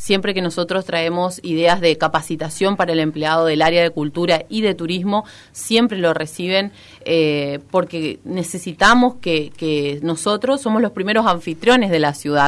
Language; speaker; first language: Spanish; native; Spanish